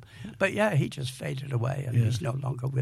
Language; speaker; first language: English; native; English